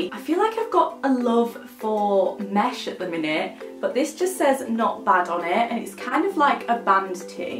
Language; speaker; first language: English; native; English